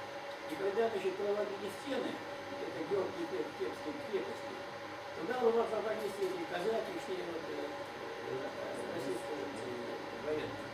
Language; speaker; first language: Russian; native; Russian